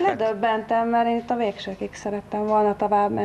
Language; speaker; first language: Hungarian; native; Hungarian